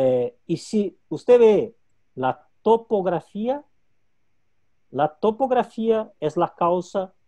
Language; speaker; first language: Spanish; non-native, local second language; Portuguese